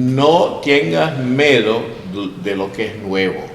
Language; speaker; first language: Spanish; non-native, learner; English